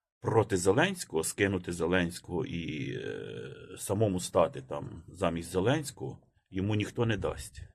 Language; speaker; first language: Ukrainian; native; Ukrainian